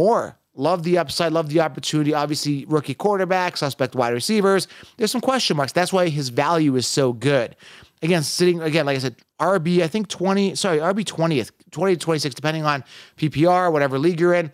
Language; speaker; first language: English; native; English